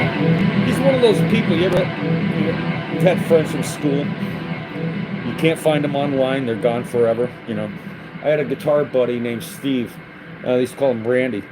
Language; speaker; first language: English; native; English